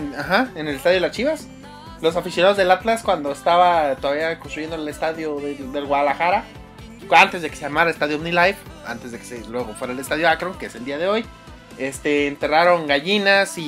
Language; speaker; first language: Spanish; native; Spanish